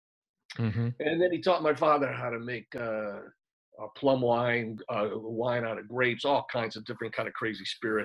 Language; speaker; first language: English; native; English